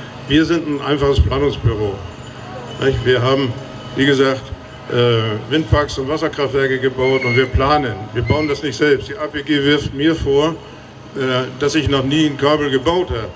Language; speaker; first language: German; native; German